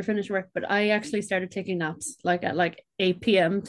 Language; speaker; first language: English; native; English